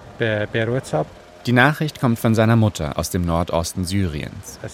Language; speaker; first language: German; native; German